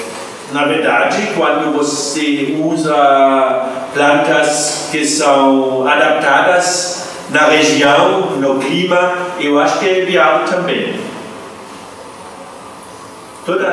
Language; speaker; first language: Portuguese; non-native, fluent; German